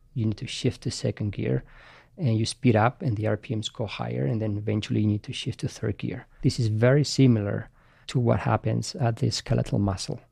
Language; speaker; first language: English; non-native, fluent; Spanish